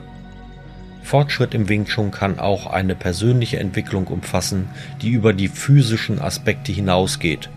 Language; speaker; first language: German; native; German